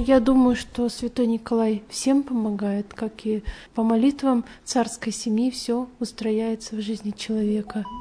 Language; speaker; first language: Russian; native; Russian